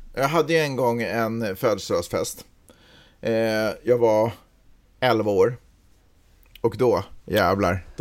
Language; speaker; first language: Swedish; native; Swedish